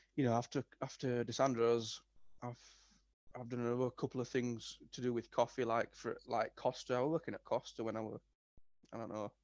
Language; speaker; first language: English; native; English